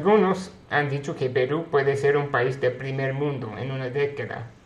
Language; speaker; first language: Spanish; non-native, fluent; English